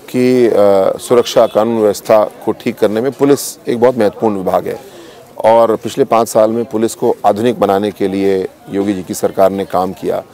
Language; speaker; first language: Hindi; native; Hindi